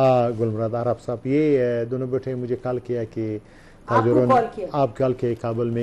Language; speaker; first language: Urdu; non-native, learner; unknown